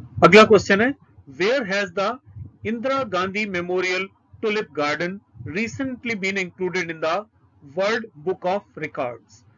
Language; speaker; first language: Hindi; native; Hindi